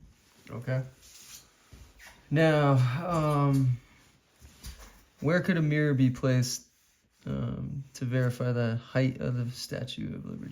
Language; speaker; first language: English; native; English